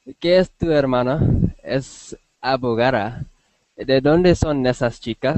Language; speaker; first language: Spanish; non-native, learner; English